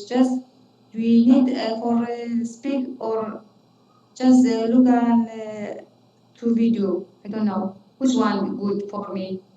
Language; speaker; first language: English; non-native, learner; Kurdish